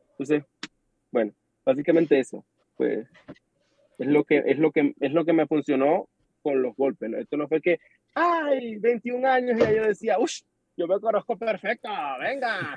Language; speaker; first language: Spanish; native; Spanish